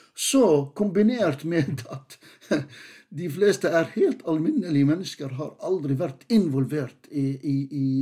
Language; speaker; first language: Norwegian; non-native, fluent; Arabic